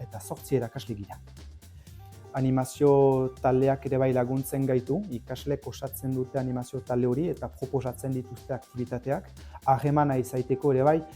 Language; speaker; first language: Basque; native; Basque